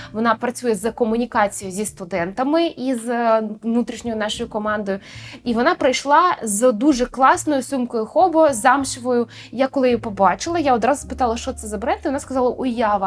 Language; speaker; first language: Ukrainian; native; Ukrainian